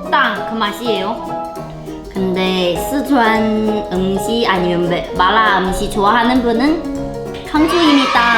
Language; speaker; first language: Korean; non-native, learner; Chinese